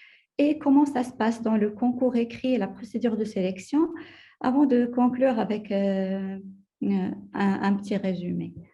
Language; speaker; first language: French; non-native, local second language; Arabic